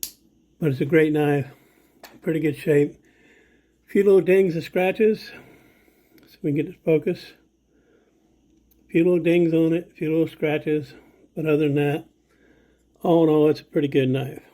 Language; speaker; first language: English; native; English